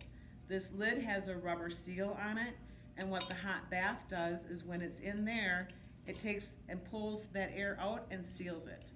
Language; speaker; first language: English; native; English